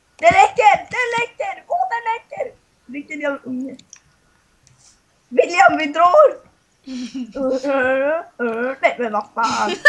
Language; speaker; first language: Swedish; native; Swedish